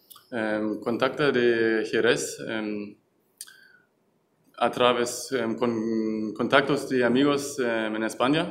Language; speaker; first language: Spanish; non-native, learner; German